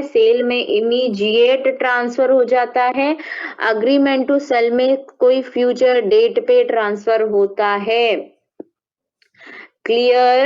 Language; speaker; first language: Hindi; native; Hindi